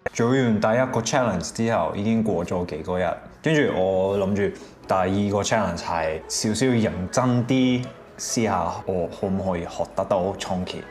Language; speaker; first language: Cantonese; non-native, fluent; English